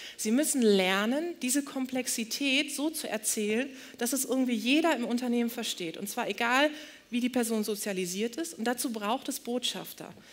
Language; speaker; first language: German; early bilingual, other home language; Turkish